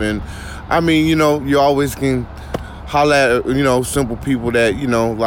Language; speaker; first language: English; native; English